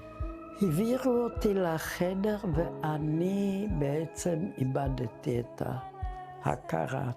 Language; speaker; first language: Hebrew; non-native, fluent; Czech